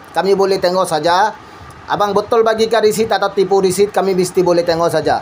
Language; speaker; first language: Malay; non-native, learner; Bangla